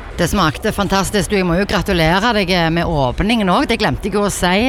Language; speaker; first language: Norwegian; native; Norwegian